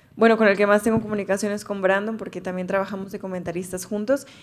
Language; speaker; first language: Spanish; native; Spanish